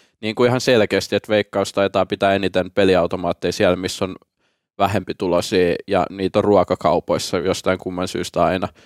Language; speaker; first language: Finnish; native; Finnish